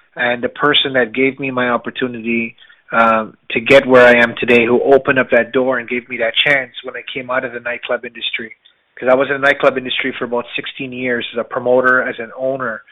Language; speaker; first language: English; native; English